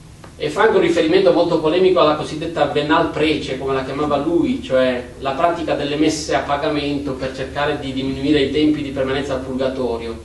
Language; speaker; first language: Italian; native; Italian